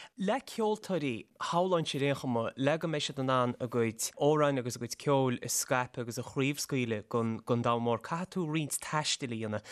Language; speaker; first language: Irish; native; Irish